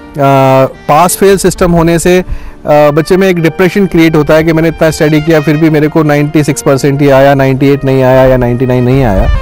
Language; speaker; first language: Hindi; native; Hindi